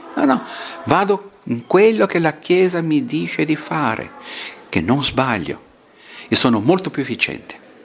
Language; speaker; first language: Italian; non-native, fluent; Portuguese